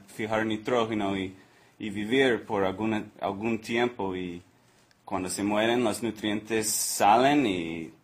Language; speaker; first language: Spanish; non-native, learner; English